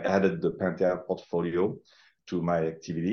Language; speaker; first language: English; non-native, fluent; French